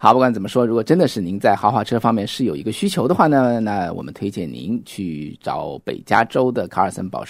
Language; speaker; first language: Chinese; native; Chinese